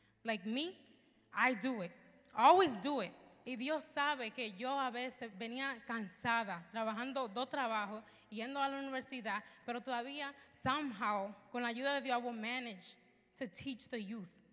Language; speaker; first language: Spanish; early bilingual, heritage; Spanish